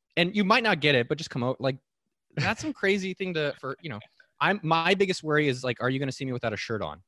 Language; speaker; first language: English; native; English